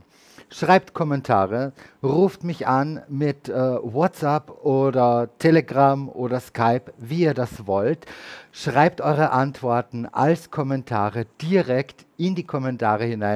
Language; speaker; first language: German; native; German